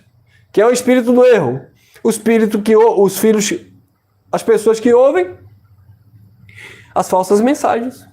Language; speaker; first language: Portuguese; native; Portuguese